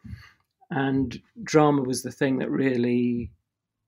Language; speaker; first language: English; native; English